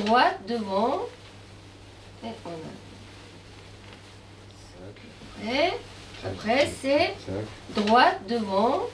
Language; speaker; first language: French; non-native, learner; Japanese